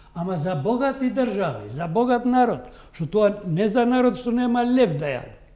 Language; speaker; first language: Macedonian; non-native, local second language; Albanian